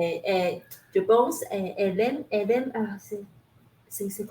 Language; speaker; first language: French; non-native, learner; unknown